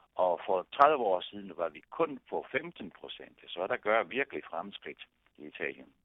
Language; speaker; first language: Danish; non-native, fluent; Italian